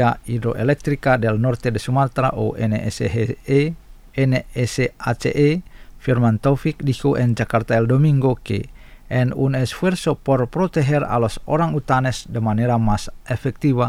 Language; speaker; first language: Spanish; non-native, fluent; Indonesian